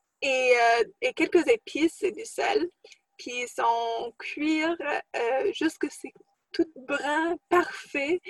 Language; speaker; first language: French; non-native, fluent; English